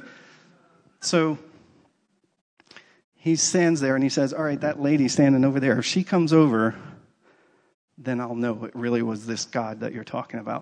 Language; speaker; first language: English; native; English